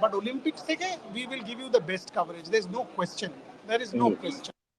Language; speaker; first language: English; non-native, local second language; Bangla